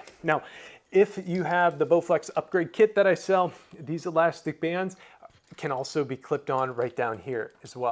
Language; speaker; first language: English; native; English